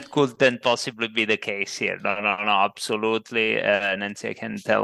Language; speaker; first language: English; non-native, fluent; Italian